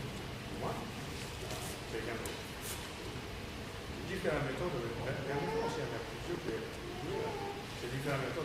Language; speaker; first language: French; non-native, learner; Japanese